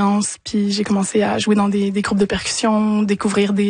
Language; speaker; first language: French; native; French